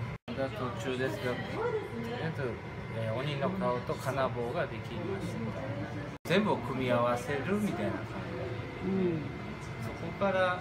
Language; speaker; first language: Japanese; native; Japanese